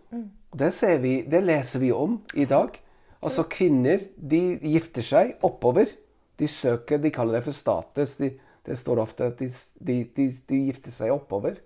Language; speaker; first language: Norwegian; non-native, fluent; Italian